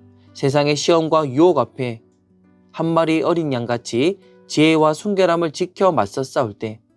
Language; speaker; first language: Korean; native; Korean